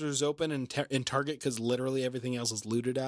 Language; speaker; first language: English; native; English